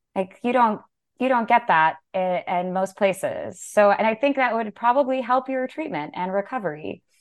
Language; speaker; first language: English; native; English